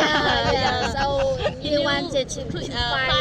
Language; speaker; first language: English; non-native, learner; Vietnamese